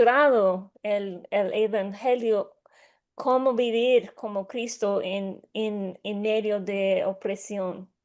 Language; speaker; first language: Spanish; non-native, learner; English